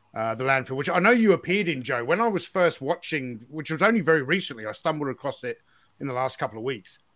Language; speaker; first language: English; native; English